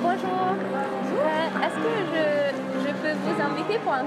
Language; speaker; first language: French; non-native, learner; Hungarian